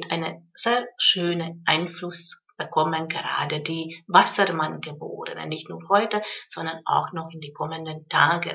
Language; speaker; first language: German; non-native, fluent; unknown